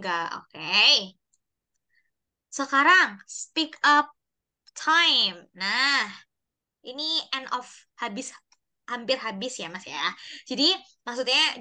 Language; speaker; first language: Indonesian; native; Indonesian